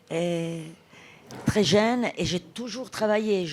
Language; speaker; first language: French; non-native, fluent; Italian